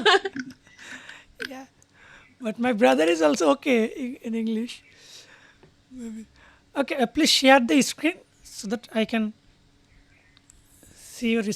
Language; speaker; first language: English; non-native, learner; Bangla